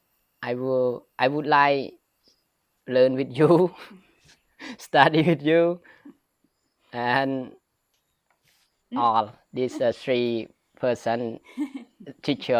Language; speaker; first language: English; non-native, learner; Khmer